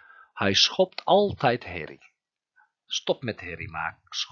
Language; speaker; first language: Dutch; non-native, fluent; Turkish